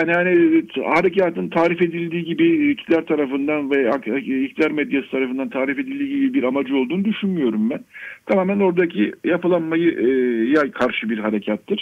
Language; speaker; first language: Turkish; native; Turkish